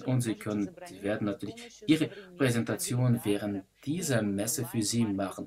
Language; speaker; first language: German; non-native, fluent; Russian